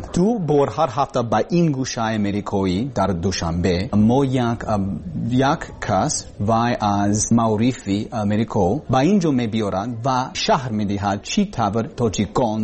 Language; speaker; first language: Persian; non-native, learner; English